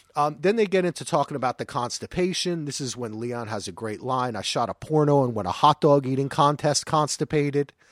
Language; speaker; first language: English; native; English